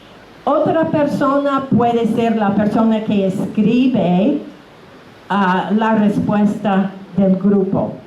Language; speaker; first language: Spanish; non-native, fluent; English